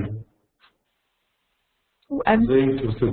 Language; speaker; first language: English; non-native, learner; Russian